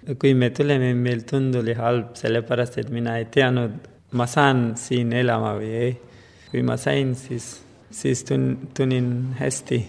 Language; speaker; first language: Estonian; non-native, learner; Persian